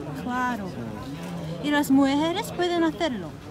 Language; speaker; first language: Spanish; non-native, learner; English